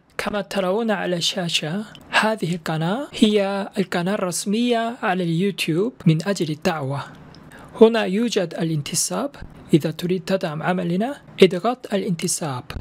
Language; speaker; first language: Arabic; non-native, fluent; Korean